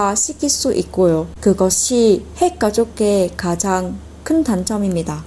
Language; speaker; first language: Korean; non-native, fluent; Vietnamese